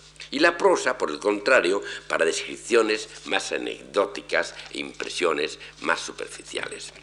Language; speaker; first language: Spanish; native; Spanish